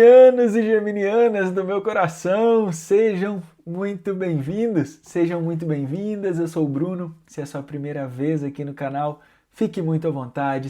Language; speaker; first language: Portuguese; native; Portuguese